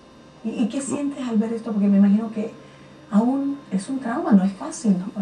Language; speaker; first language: Spanish; native; Spanish